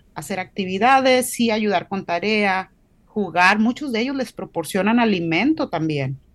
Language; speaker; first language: Spanish; native; Spanish